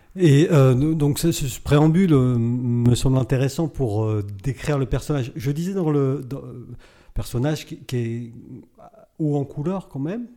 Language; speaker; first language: French; native; French